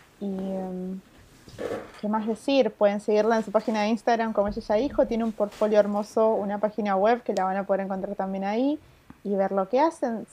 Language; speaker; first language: Spanish; native; Spanish